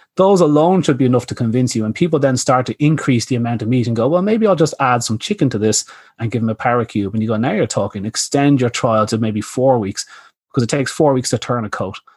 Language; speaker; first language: English; native; English